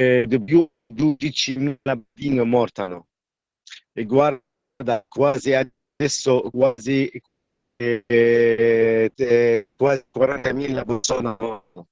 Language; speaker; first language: Italian; non-native, learner; Arabic